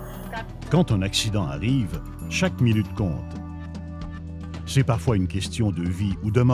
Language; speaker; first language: French; native; French